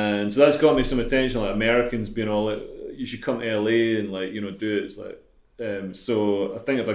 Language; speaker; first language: English; native; English